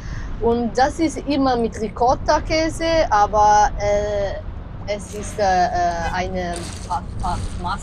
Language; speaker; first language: German; non-native, learner; Italian